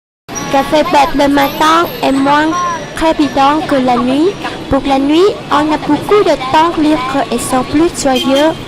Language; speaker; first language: French; non-native, local second language; Vietnamese